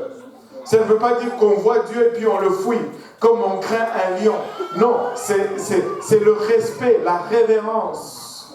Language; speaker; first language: French; non-native, local second language; Swahili